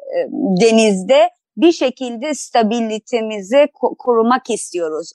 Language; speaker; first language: Turkish; non-native, fluent; Persian